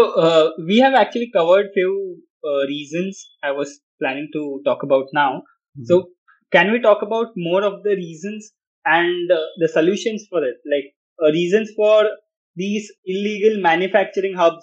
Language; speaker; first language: English; non-native, local second language; Hindi